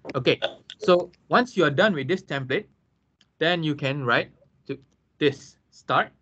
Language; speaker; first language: English; non-native, local second language; Malay